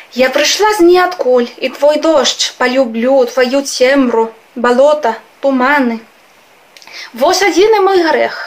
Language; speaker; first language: Belarusian; non-native, fluent; Spanish